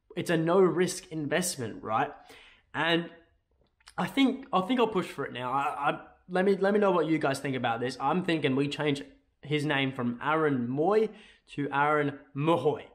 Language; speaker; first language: English; native; English